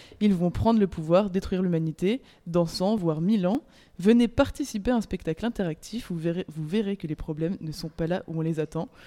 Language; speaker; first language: French; native; French